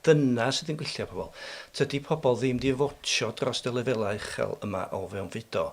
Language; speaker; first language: Welsh; native; Welsh